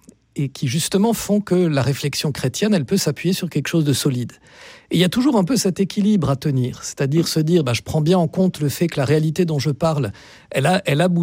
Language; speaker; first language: French; native; French